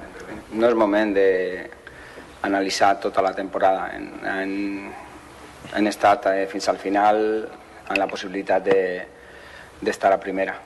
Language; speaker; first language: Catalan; non-native, fluent; Spanish